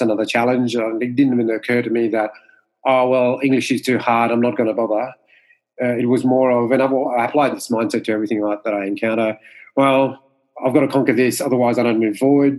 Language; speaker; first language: English; non-native, fluent; Morisyen